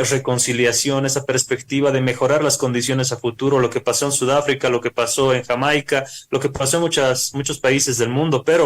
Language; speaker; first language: Spanish; native; Spanish